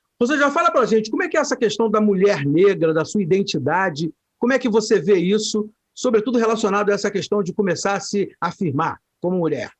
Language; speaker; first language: Portuguese; native; Portuguese